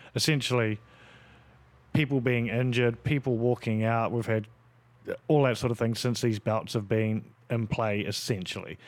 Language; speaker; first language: English; native; English